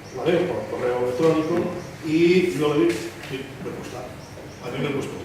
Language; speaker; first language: Spanish; non-native, local second language; Catalan